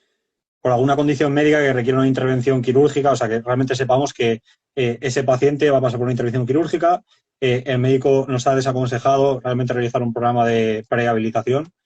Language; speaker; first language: Spanish; native; Spanish